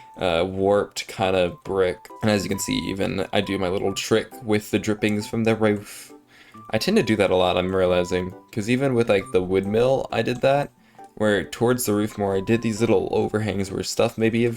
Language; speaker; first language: English; native; English